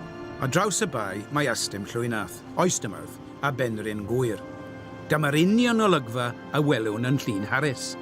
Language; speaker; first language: Welsh; native; Welsh